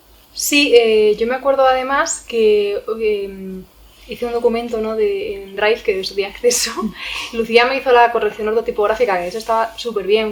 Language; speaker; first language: Spanish; native; Spanish